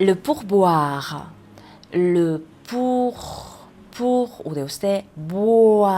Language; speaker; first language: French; non-native, fluent; Spanish